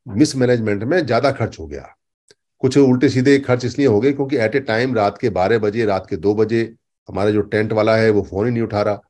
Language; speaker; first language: Hindi; native; Hindi